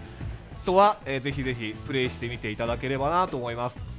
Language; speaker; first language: Japanese; native; Japanese